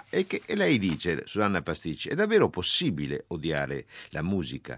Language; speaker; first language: Italian; native; Italian